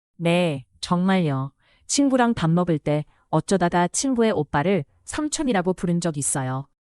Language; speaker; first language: Korean; non-native, fluent; Chinese